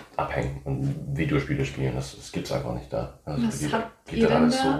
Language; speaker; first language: German; early bilingual, heritage; English